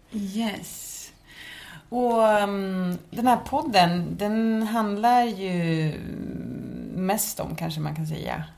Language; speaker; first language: Swedish; early bilingual, other home language; Spanish